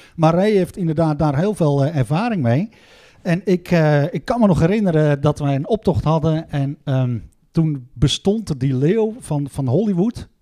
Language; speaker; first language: Dutch; native; Dutch